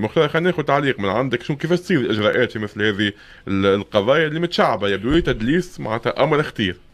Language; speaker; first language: Arabic; native; Arabic